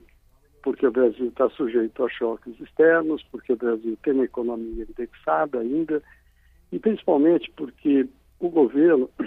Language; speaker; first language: Portuguese; native; Portuguese